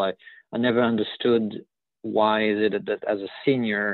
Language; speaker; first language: English; non-native, fluent; French